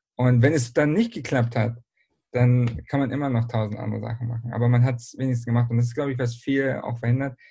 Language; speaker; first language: German; native; German